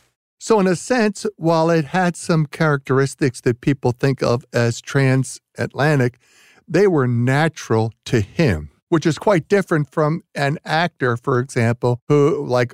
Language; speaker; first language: English; native; English